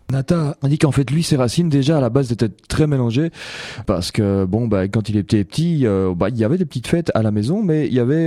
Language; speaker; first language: French; native; French